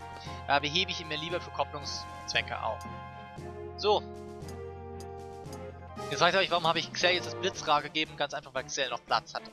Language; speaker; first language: German; native; German